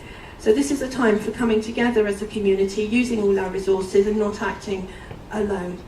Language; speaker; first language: English; native; English